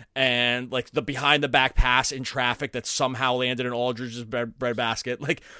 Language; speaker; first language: English; native; English